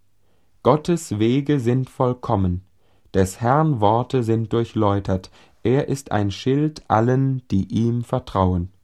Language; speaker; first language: German; native; German